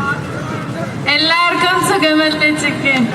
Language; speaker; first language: Malayalam; non-native, learner; Hindi